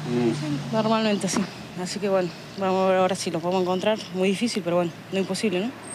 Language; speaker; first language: Spanish; native; Spanish